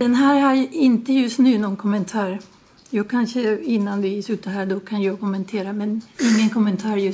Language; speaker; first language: Swedish; non-native, fluent; Spanish